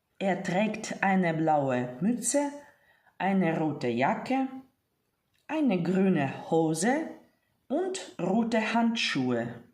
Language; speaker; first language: German; non-native, fluent; Ukrainian